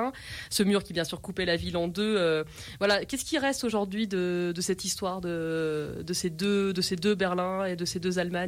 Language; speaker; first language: French; native; French